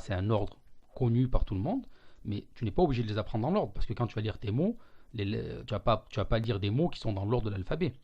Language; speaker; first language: French; native; French